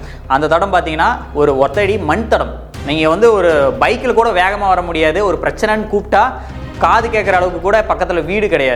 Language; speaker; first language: Tamil; native; Tamil